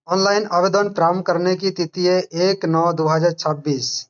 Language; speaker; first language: Hindi; non-native, local second language; Bangla